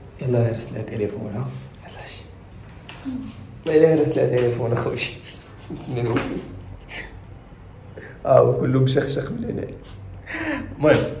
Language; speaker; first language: Arabic; native; Arabic